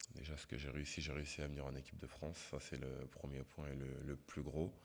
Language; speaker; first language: French; native; French